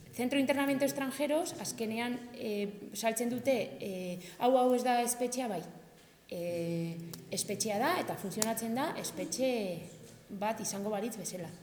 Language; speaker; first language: Basque; non-native, local second language; Spanish